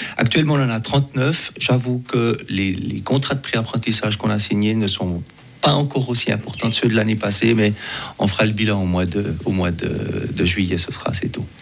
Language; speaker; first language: French; native; French